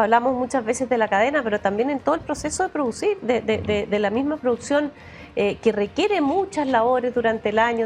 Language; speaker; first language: Spanish; native; Spanish